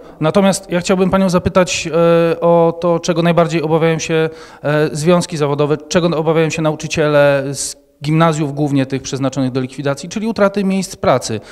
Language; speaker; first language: Polish; native; Polish